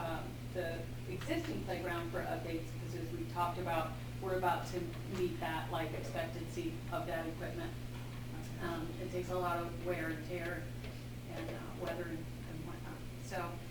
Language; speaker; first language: English; native; English